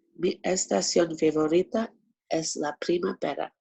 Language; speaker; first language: Spanish; non-native, learner; English